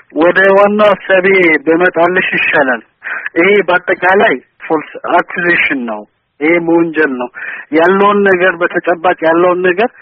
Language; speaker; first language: Amharic; non-native, local second language; Somali